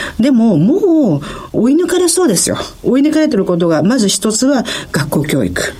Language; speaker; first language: Japanese; native; Japanese